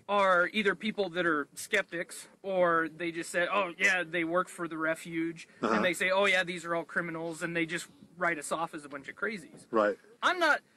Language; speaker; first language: English; native; English